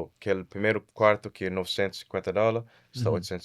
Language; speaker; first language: Portuguese; early bilingual, heritage; Kabuverdianu